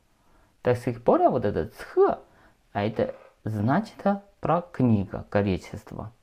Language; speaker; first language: Russian; non-native, learner; Chinese